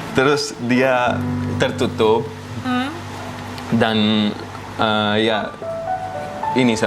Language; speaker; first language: Indonesian; non-native, fluent; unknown